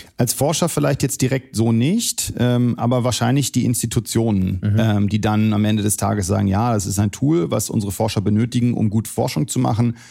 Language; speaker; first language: German; early bilingual, other home language; Arabic